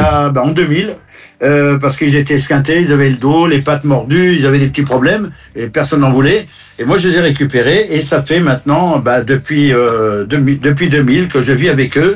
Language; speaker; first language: French; native; French